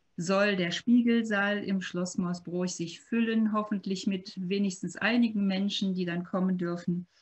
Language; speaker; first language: German; native; German